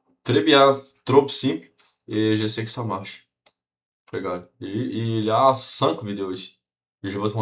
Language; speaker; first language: French; non-native, learner; Portuguese